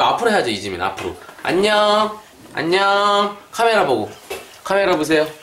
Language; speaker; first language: Korean; native; Korean